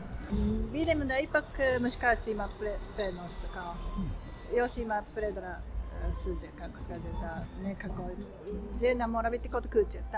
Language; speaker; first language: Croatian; non-native, learner; Japanese